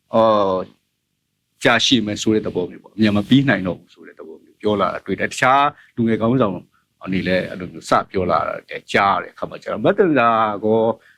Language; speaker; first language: Burmese; native; Burmese